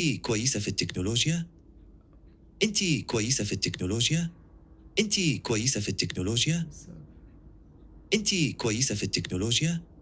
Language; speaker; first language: Arabic; non-native, learner; English